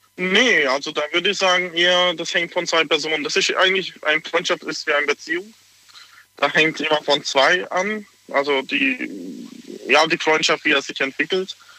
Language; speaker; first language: German; non-native, fluent; Hungarian